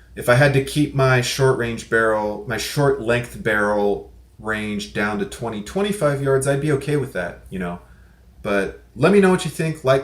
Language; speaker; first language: English; native; English